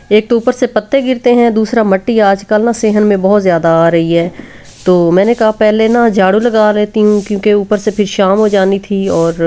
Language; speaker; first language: Urdu; non-native, local second language; Punjabi